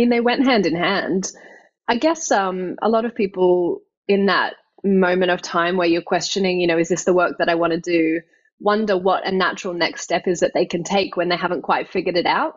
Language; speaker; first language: English; native; English